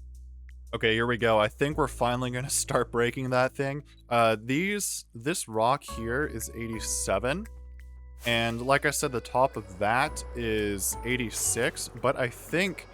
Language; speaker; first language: English; native; English